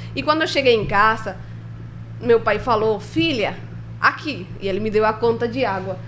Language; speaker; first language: Portuguese; non-native, fluent; Spanish